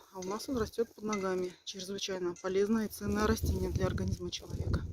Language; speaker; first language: Russian; native; Russian